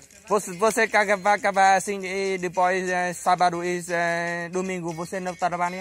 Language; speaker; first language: Portuguese; non-native, learner; Vietnamese